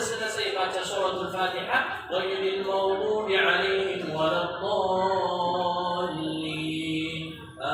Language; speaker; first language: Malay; non-native, learner; Arabic